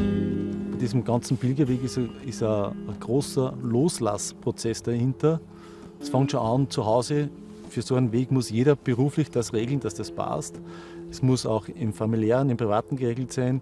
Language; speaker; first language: German; native; German